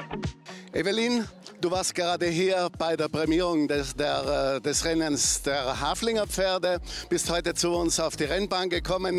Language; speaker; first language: German; native; German